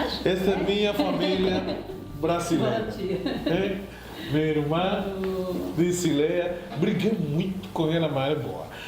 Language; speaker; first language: Portuguese; non-native, fluent; Spanish